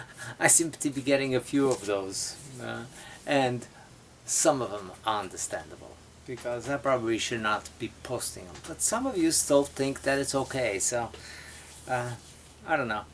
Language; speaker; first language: English; native; English